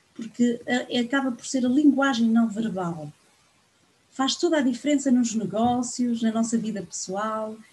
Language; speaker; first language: Portuguese; native; Portuguese